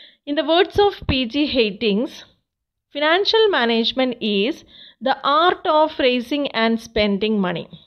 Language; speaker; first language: English; non-native, local second language; Malayalam